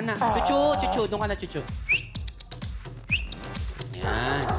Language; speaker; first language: Filipino; native; Filipino